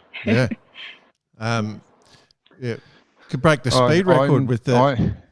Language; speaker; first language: English; native; English